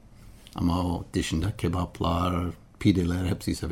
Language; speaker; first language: Turkish; non-native, learner; English